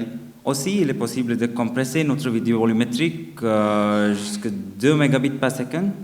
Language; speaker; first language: French; non-native, fluent; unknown